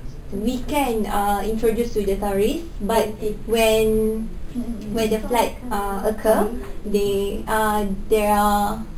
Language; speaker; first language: English; non-native, local second language; Malay